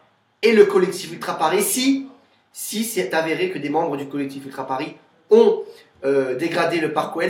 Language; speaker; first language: French; native; French